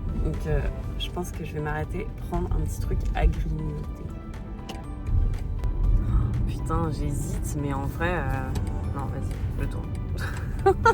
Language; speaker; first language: French; native; French